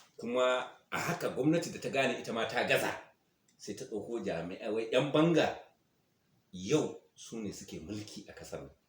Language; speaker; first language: Hausa; non-native, local second language; Fula